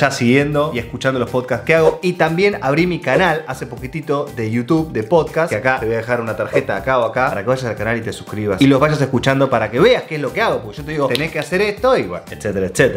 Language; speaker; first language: Spanish; native; Spanish